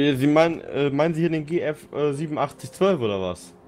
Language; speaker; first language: German; native; German